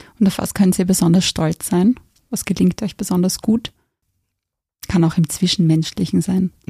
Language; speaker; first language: German; native; German